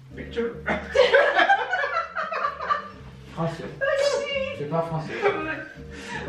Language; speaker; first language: French; non-native, learner; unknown